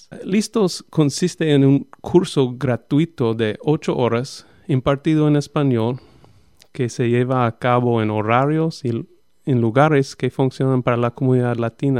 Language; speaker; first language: Spanish; non-native, fluent; English